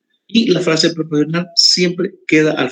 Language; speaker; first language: Spanish; native; Spanish